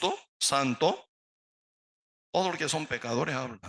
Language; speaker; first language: Spanish; non-native, learner; Korean